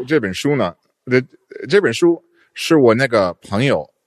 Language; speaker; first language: Chinese; non-native, fluent; English